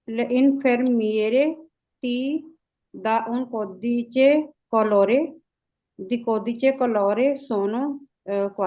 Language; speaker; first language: Italian; non-native, learner; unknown